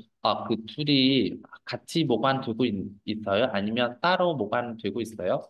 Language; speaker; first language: Korean; non-native, fluent; Vietnamese